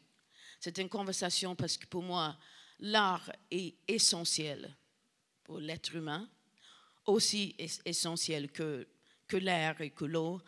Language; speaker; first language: French; non-native, fluent; English